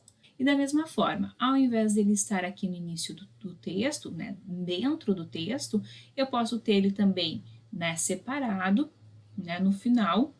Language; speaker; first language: Portuguese; native; Portuguese